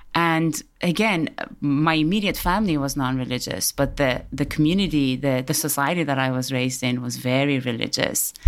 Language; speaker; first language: English; early bilingual, other home language; Persian